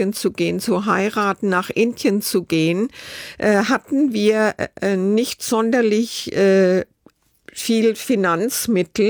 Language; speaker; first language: German; native; German